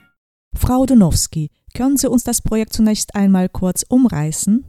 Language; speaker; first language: German; native; German